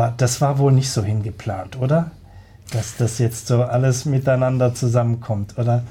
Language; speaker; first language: German; native; German